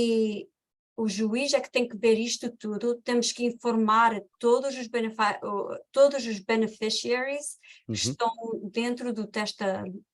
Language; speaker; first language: Portuguese; early bilingual, heritage; Portuguese